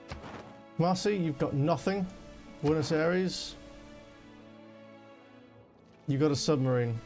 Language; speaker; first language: English; native; English